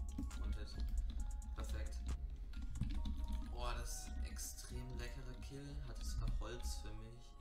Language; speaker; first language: German; native; German